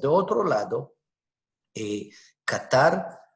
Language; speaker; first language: Spanish; non-native, fluent; Hebrew